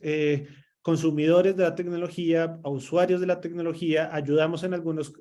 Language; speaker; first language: Spanish; native; Spanish